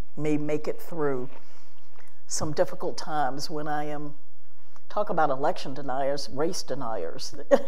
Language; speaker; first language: English; native; English